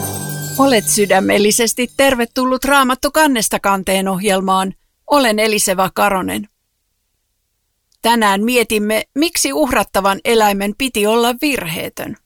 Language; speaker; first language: Finnish; native; Finnish